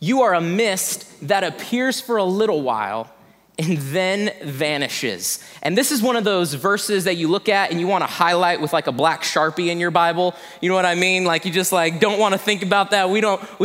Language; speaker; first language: English; native; English